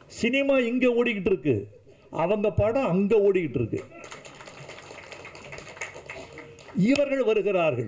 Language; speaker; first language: Tamil; native; Tamil